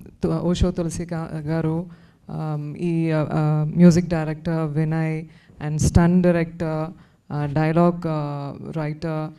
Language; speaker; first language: Telugu; non-native, learner; Tamil